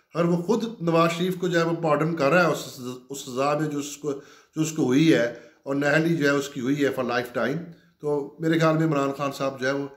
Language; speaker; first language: Urdu; non-native, local second language; Punjabi